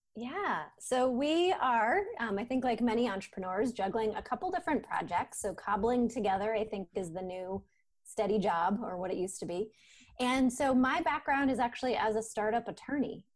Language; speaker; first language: English; native; English